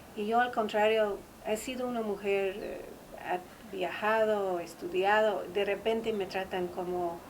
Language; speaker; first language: Spanish; non-native, fluent; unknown